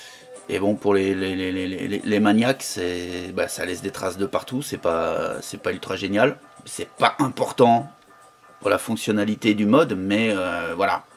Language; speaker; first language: French; native; French